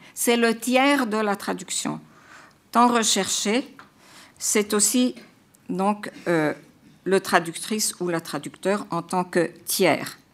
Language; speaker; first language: French; non-native, fluent; Croatian